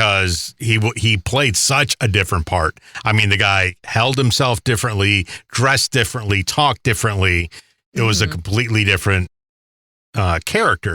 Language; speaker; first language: English; native; English